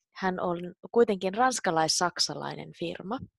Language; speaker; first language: Finnish; native; Finnish